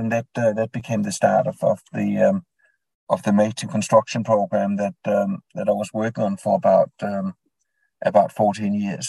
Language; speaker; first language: English; non-native, fluent; Danish